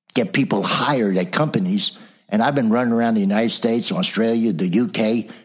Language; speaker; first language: English; native; English